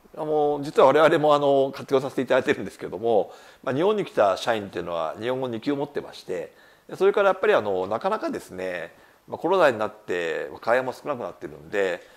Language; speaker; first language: Japanese; native; Japanese